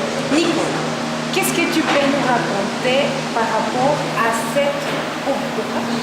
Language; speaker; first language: French; non-native, fluent; Spanish